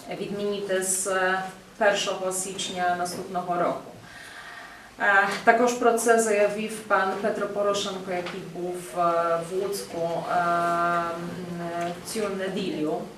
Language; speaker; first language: Ukrainian; non-native, fluent; Polish